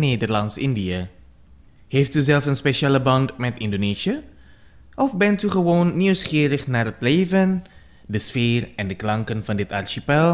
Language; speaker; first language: Dutch; non-native, fluent; Indonesian